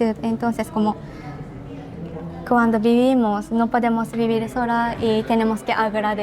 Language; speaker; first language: Spanish; non-native, learner; Japanese